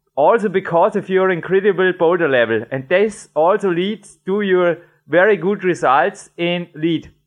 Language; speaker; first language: English; non-native, fluent; German